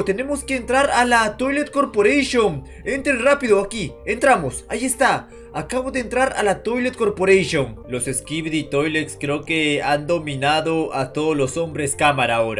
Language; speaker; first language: Spanish; native; Spanish